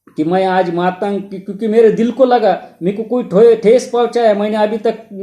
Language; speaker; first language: Hindi; non-native, local second language; Marathi